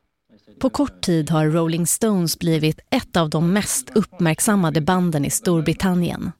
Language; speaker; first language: Swedish; native; Swedish